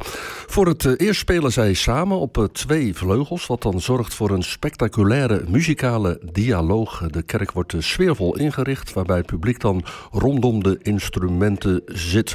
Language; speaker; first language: Dutch; native; Dutch